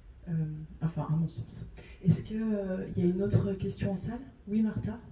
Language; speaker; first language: French; native; French